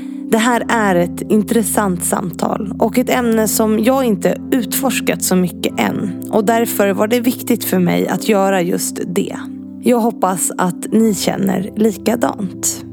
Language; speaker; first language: Swedish; native; Swedish